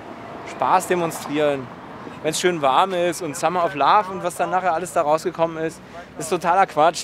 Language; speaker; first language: German; native; German